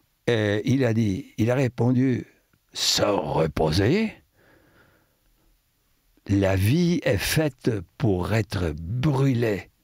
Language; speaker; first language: French; non-native, fluent; Italian